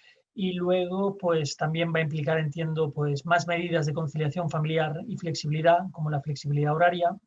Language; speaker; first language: Spanish; native; Spanish